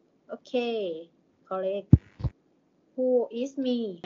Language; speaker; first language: English; non-native, learner; Thai